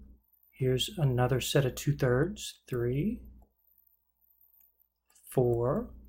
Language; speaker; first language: English; native; English